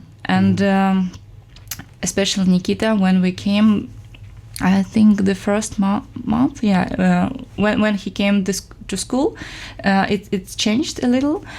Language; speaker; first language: English; non-native, fluent; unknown